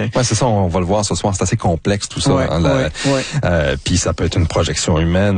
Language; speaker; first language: French; native; French